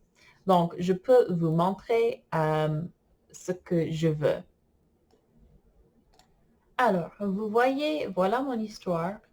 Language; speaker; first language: French; non-native, fluent; English